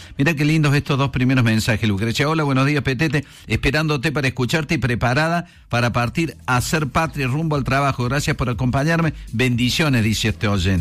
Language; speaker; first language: Spanish; native; Spanish